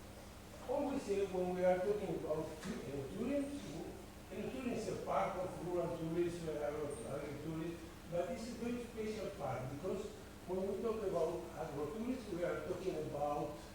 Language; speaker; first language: English; non-native, fluent; Spanish